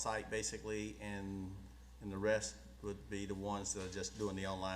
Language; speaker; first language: English; native; English